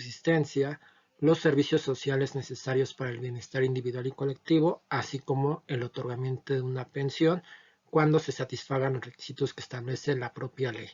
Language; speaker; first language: Spanish; native; Spanish